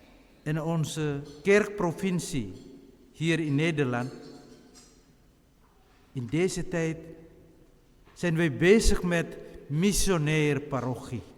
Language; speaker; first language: Dutch; non-native, fluent; Indonesian